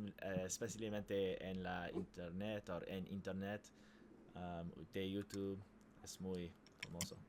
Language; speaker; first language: Spanish; non-native, learner; English